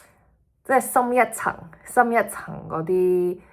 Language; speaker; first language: Chinese; early bilingual, heritage; Cantonese